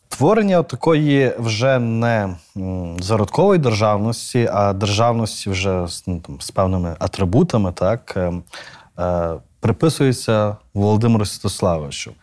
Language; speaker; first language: Ukrainian; native; Ukrainian